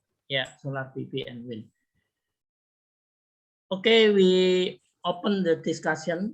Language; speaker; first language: English; non-native, learner; Indonesian